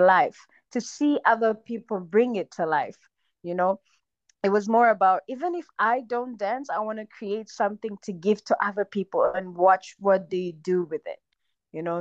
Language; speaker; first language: English; non-native, local second language; Kinyarwanda